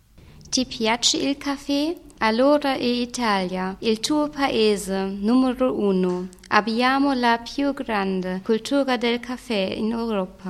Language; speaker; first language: Italian; non-native, learner; German